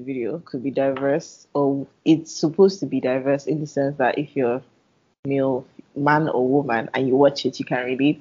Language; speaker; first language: English; non-native, local second language; Yoruba